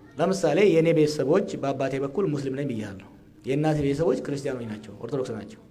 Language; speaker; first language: Amharic; non-native, local second language; Oromo